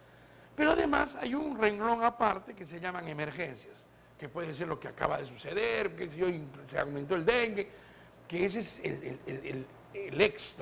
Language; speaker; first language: Spanish; native; Spanish